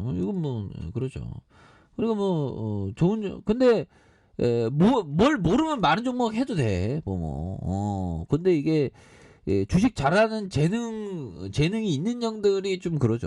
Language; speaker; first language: Korean; native; Korean